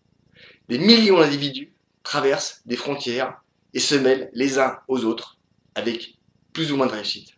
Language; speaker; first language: French; native; French